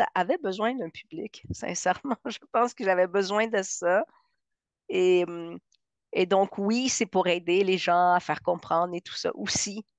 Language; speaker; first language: French; early bilingual, other home language; Spanish